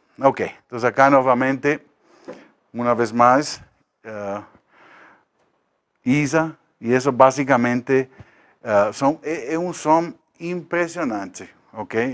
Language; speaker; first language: Portuguese; non-native, learner; Spanish